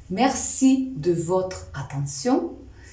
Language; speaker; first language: French; non-native, fluent; Spanish